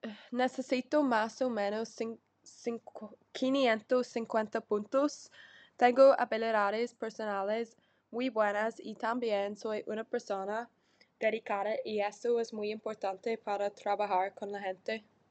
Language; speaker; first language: Spanish; non-native, learner; English